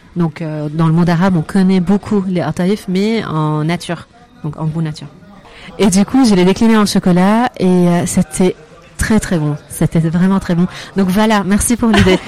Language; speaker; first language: French; non-native, fluent; Arabic